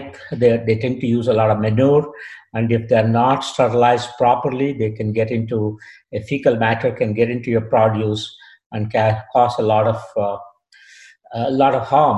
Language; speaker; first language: English; non-native, local second language; Kannada